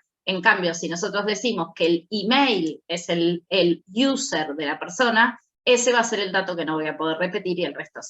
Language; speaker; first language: Spanish; native; Spanish